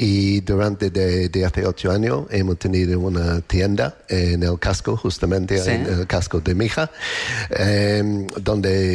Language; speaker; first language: Spanish; non-native, learner; English